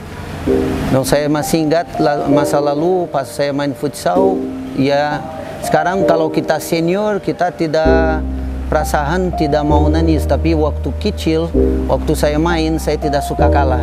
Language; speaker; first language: Indonesian; non-native, fluent; Portuguese